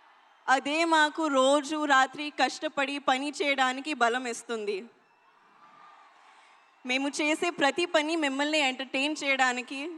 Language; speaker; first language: Telugu; non-native, learner; Hindi